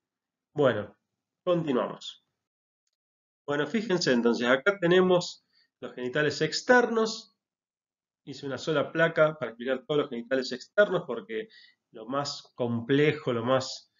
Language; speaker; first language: Spanish; native; Spanish